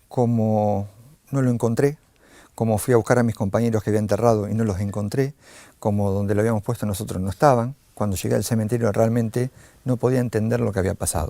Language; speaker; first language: Spanish; native; Spanish